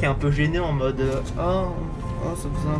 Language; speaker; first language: French; native; French